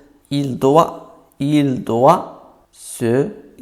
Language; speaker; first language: French; non-native, fluent; Arabic